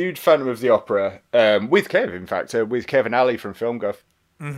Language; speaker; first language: English; native; English